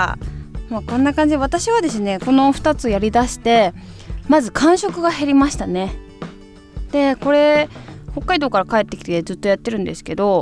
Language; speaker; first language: Japanese; native; Japanese